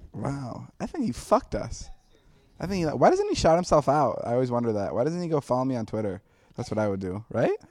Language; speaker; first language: English; early bilingual, other home language; Slovak